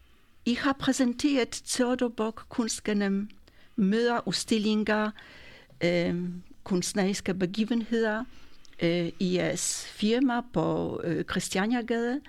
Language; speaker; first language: Danish; non-native, fluent; Polish